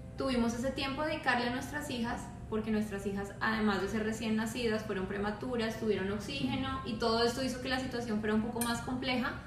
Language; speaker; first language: Spanish; native; Spanish